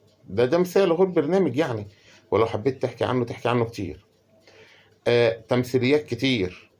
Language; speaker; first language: Arabic; native; Arabic